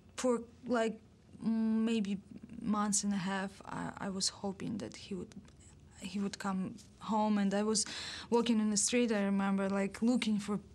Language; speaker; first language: English; non-native, fluent; Ukrainian